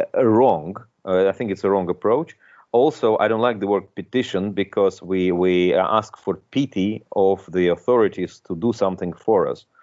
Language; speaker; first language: English; non-native, fluent; Russian